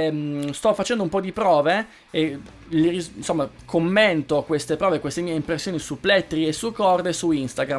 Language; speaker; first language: Italian; native; Italian